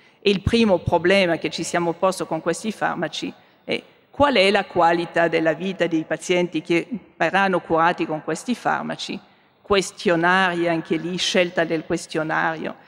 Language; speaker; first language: Italian; non-native, fluent; French